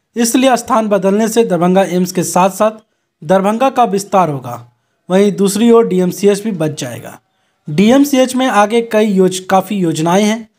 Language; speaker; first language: Hindi; native; Hindi